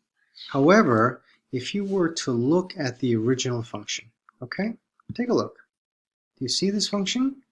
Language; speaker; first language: English; native; English